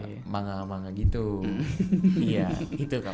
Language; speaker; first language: Indonesian; native; Indonesian